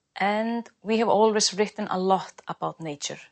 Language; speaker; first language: English; non-native, fluent; Icelandic